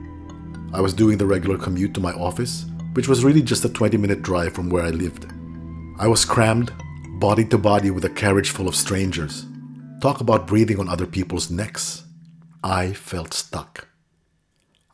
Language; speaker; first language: English; non-native, local second language; Filipino